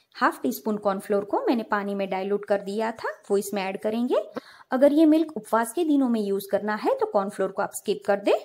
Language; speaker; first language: Hindi; non-native, local second language; Gujarati